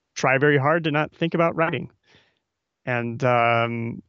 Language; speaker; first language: English; native; English